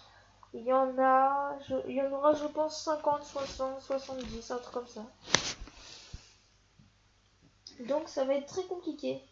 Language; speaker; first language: French; native; French